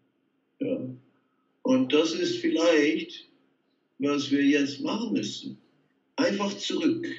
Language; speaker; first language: German; non-native, fluent; Dutch